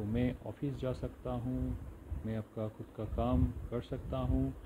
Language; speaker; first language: Hindi; non-native, local second language; Bangla